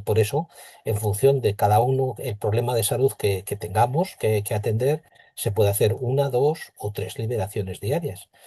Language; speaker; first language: Spanish; native; Spanish